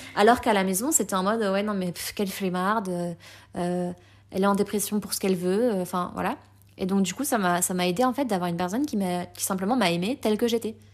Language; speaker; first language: French; native; French